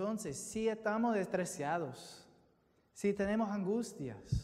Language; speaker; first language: Spanish; non-native, fluent; English